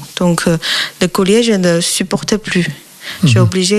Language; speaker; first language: French; non-native, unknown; Chinese